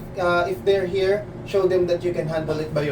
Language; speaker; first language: English; non-native, fluent; Filipino